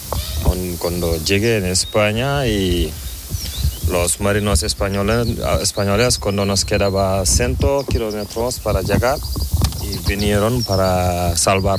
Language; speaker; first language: Spanish; non-native, learner; Fula